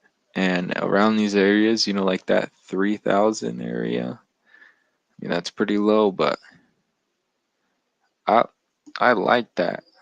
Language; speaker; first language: English; native; English